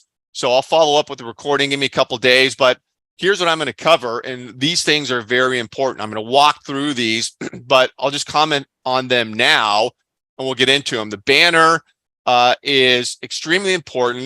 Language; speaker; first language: English; native; English